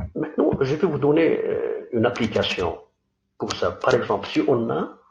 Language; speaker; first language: French; non-native, local second language; Arabic